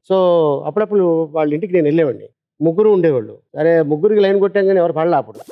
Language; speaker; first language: Telugu; native; Telugu